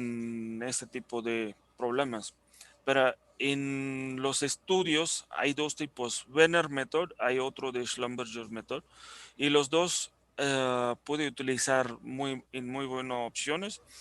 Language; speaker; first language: Spanish; non-native, fluent; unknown